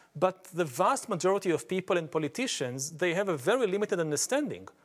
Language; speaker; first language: English; non-native, fluent; Hebrew